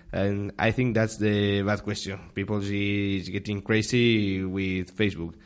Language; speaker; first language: English; non-native, learner; Spanish